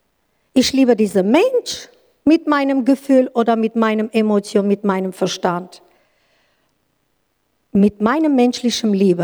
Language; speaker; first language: German; non-native, learner; Kurdish